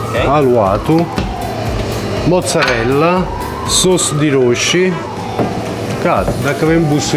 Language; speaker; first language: Romanian; non-native, learner; Italian